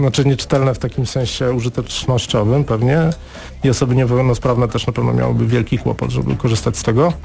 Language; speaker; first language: Polish; native; Polish